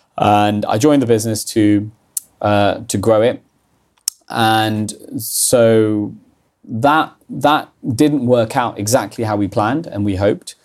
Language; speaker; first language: English; early bilingual, other home language; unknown